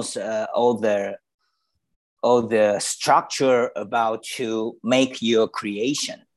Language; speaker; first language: English; non-native, learner; Chinese